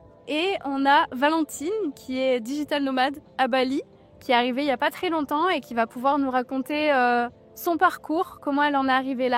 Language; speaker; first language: French; native; French